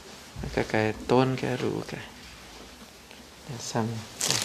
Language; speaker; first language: Russian; non-native, fluent; Thai